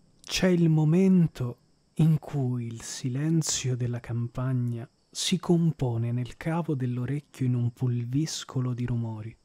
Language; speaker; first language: Italian; native; Italian